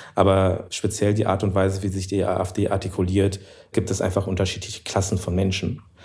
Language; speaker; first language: German; early bilingual, other home language; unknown